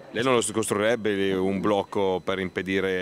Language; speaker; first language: Italian; native; Italian